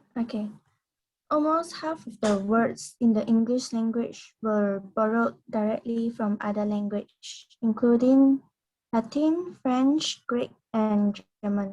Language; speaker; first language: English; non-native, learner; Chinese